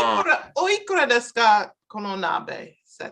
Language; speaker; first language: Japanese; non-native, learner; English